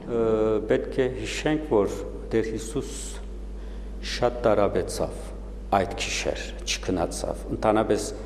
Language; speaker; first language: Armenian; native; Armenian